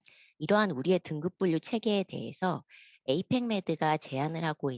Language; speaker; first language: Korean; native; Korean